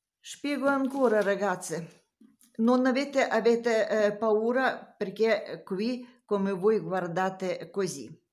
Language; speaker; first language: Italian; non-native, learner; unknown